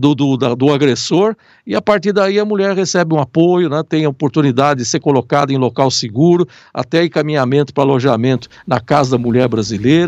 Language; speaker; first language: Portuguese; native; Portuguese